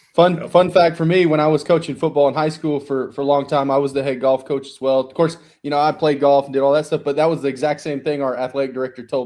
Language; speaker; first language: English; native; English